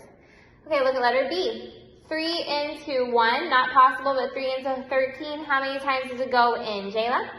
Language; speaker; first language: English; native; English